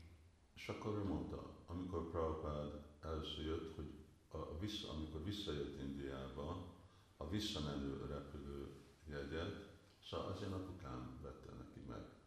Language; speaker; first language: Hungarian; early bilingual, heritage; Hungarian